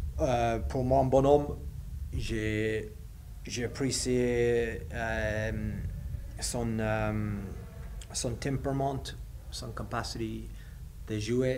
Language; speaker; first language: French; non-native, learner; English